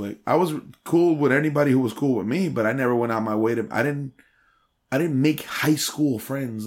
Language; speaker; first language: English; early bilingual, other home language; Spanish